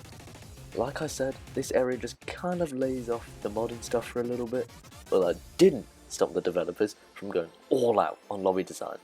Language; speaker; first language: English; native; English